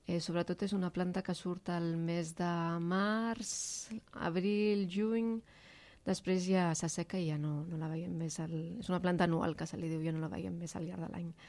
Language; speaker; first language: Catalan; native; Catalan